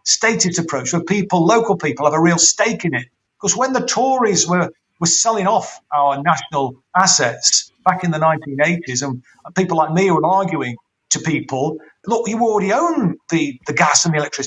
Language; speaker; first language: English; native; English